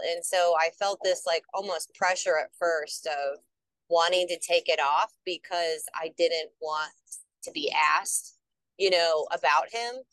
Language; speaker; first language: English; native; English